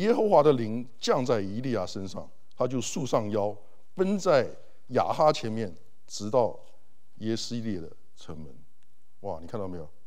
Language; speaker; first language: Chinese; early bilingual, heritage; Chinese